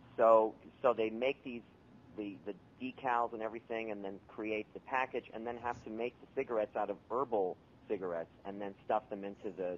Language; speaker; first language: English; native; English